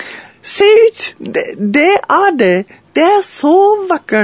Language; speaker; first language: Norwegian; non-native, learner; German